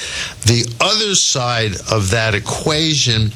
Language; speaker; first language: English; native; English